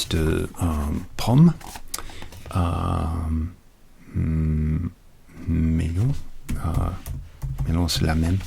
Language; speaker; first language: French; non-native, learner; English